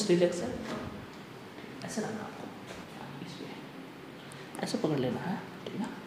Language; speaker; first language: Hindi; native; Hindi